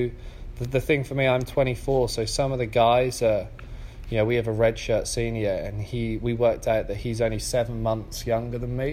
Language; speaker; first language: English; native; English